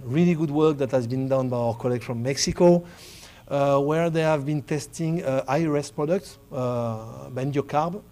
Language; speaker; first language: English; non-native, fluent; French